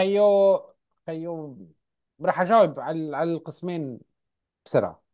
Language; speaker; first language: Arabic; native; Arabic